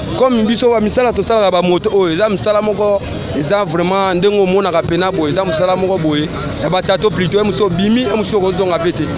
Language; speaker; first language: Lingala; native; Lingala